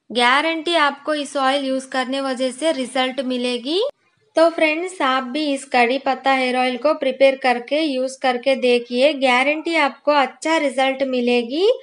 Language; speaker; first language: Hindi; non-native, local second language; Kannada